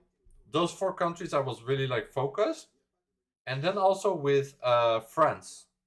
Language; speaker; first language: English; non-native, fluent; Dutch